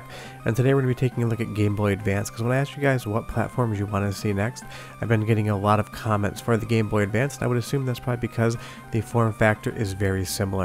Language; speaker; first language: English; native; English